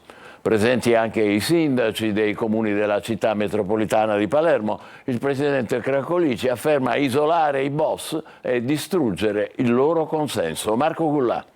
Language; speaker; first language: Italian; native; Italian